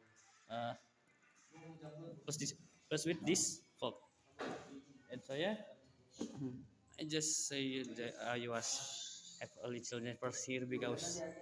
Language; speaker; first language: English; non-native, learner; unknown